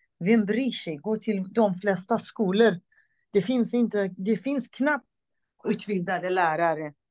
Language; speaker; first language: Swedish; non-native, fluent; Central Kurdish